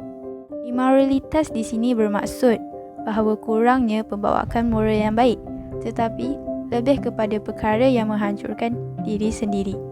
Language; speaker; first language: Malay; native; Malay